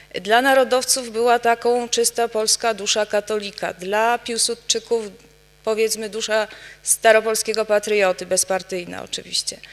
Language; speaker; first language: Polish; native; Polish